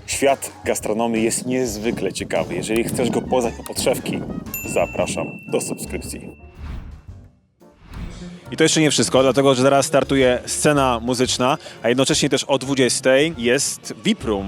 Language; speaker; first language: Polish; native; Polish